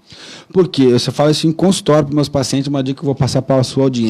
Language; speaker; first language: Portuguese; native; Portuguese